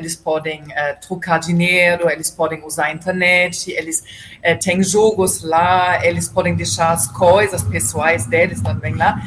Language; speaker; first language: Portuguese; non-native, fluent; German